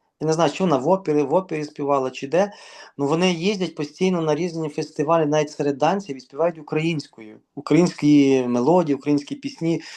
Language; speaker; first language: Ukrainian; native; Ukrainian